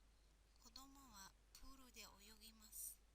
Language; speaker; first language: Japanese; non-native, fluent; Mongolian